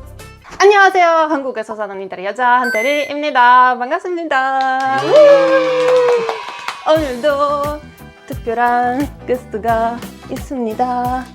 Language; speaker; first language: Korean; non-native, fluent; Italian